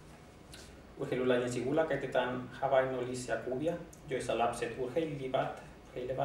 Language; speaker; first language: Finnish; non-native, learner; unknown